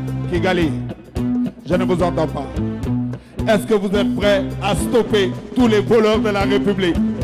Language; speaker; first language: French; non-native, local second language; Wolof